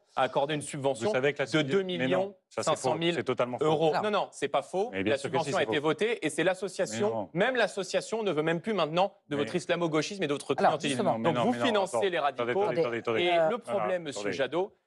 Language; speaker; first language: French; native; French